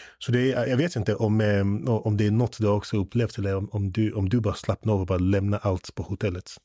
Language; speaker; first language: Swedish; non-native, fluent; English